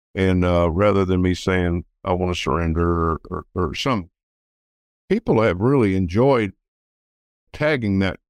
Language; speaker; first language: English; native; English